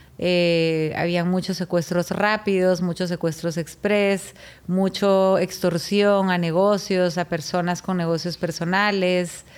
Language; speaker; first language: Spanish; native; Spanish